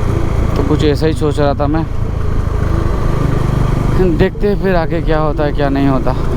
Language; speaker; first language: Hindi; native; Hindi